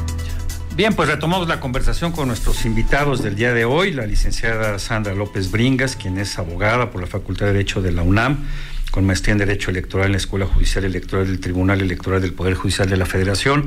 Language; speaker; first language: Spanish; native; Spanish